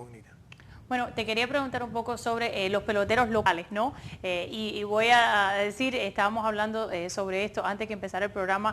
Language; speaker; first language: Spanish; early bilingual, other home language; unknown